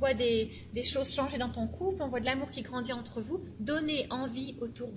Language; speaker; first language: French; native; French